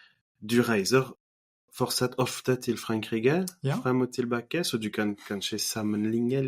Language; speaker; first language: Norwegian; non-native, fluent; French